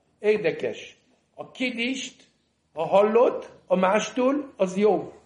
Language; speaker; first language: Hungarian; early bilingual, heritage; Hungarian